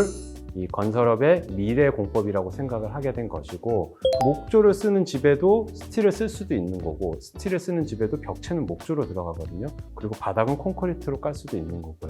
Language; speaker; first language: Korean; native; Korean